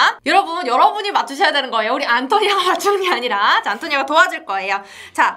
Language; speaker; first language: Korean; native; Korean